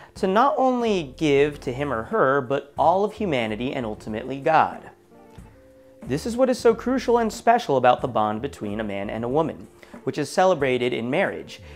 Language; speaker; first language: English; native; English